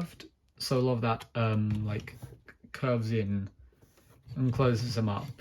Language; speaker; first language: English; native; English